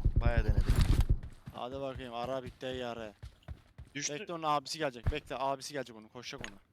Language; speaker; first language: Turkish; native; Turkish